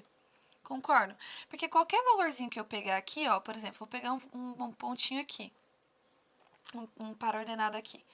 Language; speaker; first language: Portuguese; native; Portuguese